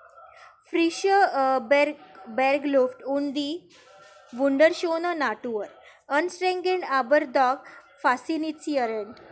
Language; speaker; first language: German; non-native, learner; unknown